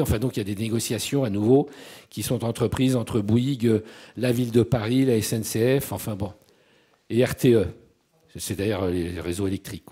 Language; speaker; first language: French; native; French